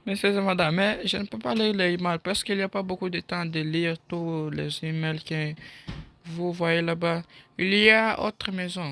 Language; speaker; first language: French; non-native, learner; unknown